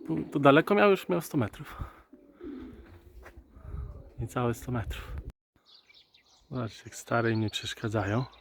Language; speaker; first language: Polish; native; Polish